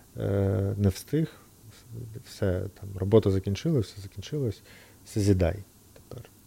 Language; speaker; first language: Ukrainian; native; Ukrainian